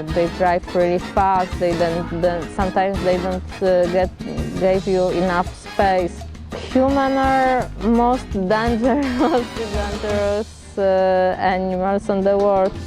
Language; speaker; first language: English; non-native, fluent; Polish